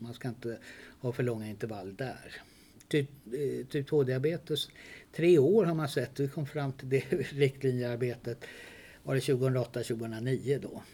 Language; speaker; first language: Swedish; native; Swedish